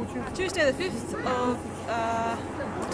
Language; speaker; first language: English; native; English